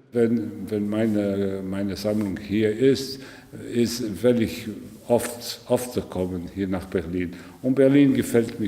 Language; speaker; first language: German; non-native, learner; French